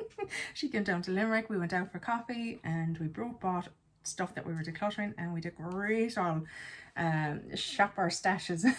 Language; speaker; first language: English; native; English